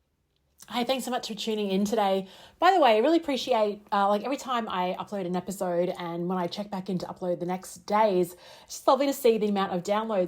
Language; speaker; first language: English; native; English